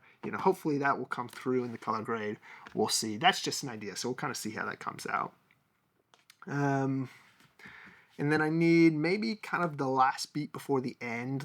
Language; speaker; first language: English; native; English